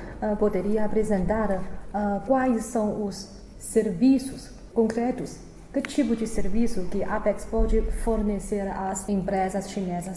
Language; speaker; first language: Portuguese; non-native, fluent; Chinese